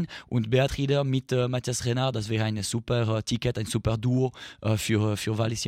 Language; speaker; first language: German; non-native, fluent; French